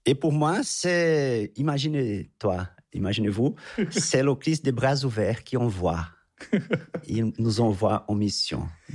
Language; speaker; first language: French; non-native, fluent; Portuguese